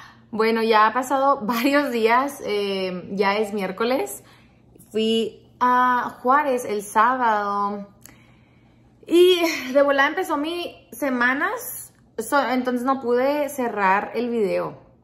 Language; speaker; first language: Spanish; early bilingual, heritage; Spanish